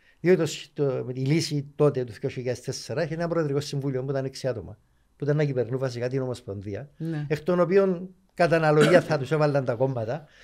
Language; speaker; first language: Greek; native; Greek